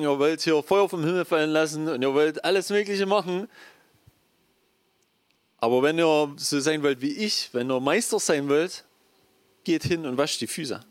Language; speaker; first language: German; native; German